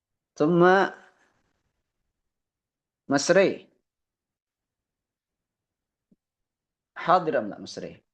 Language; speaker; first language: Arabic; non-native, fluent; Indonesian